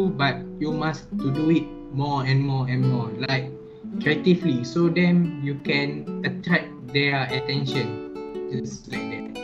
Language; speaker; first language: English; non-native, learner; Malay